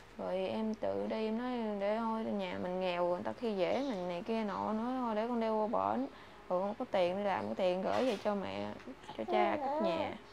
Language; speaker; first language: Vietnamese; native; Vietnamese